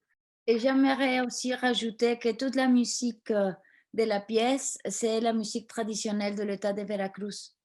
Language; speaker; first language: French; non-native, fluent; Spanish